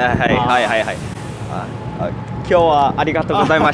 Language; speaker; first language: Japanese; non-native, learner; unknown